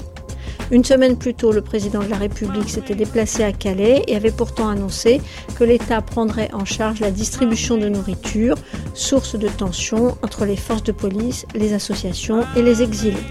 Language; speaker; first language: French; native; French